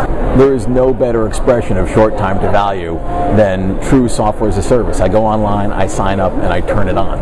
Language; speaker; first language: English; native; English